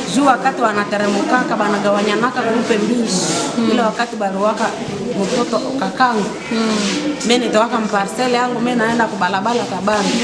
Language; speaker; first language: Swahili; non-native, local second language; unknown